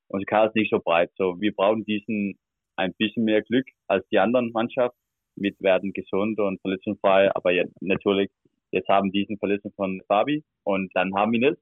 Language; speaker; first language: German; non-native, learner; Danish